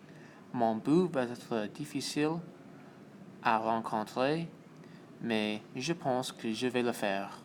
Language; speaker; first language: French; non-native, local second language; English